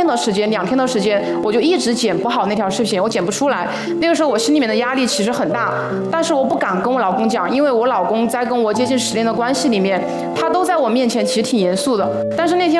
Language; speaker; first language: Chinese; native; Chinese